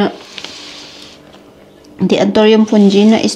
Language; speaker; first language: German; non-native, learner; Filipino